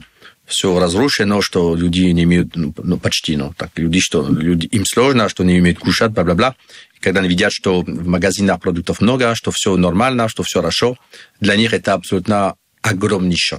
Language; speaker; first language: Russian; non-native, learner; French